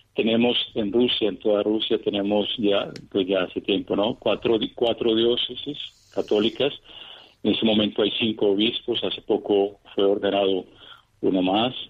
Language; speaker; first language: Spanish; native; Spanish